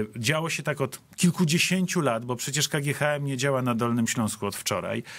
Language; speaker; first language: Polish; native; Polish